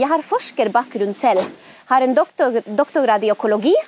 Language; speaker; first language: Norwegian; non-native, fluent; Spanish